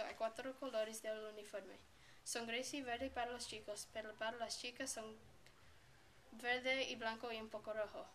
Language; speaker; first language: Spanish; non-native, learner; English